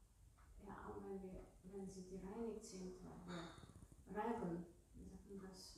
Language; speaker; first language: German; non-native, learner; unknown